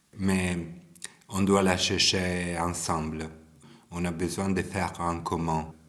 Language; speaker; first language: French; non-native, fluent; Italian